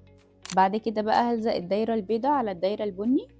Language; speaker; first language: Arabic; native; Arabic